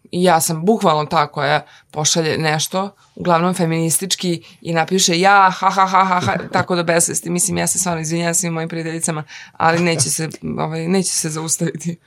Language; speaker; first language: Serbian; native; Serbian